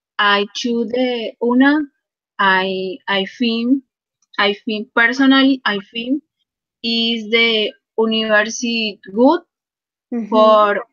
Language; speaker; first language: English; non-native, learner; Spanish